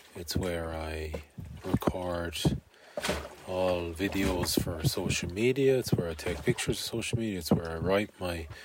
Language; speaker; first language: English; native; English